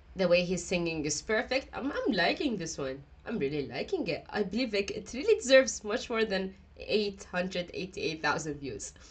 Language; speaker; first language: English; non-native, fluent; Arabic